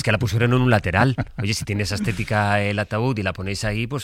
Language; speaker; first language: Spanish; native; Spanish